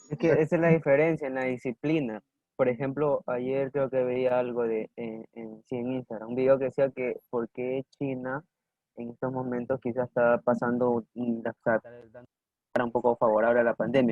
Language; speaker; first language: Spanish; native; Spanish